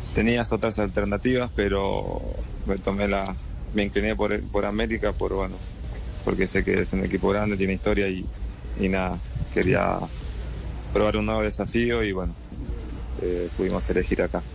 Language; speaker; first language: Spanish; native; Spanish